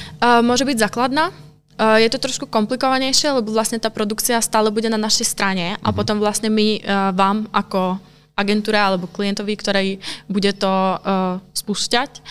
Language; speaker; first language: Slovak; non-native, local second language; Hungarian